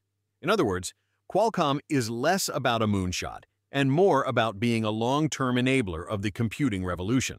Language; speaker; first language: English; native; English